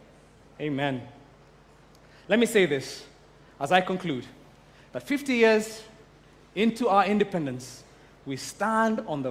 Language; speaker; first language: English; non-native, local second language; Kikuyu